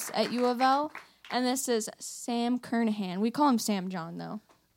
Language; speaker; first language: English; native; English